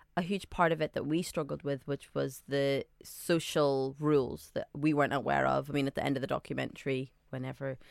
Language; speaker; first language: English; native; English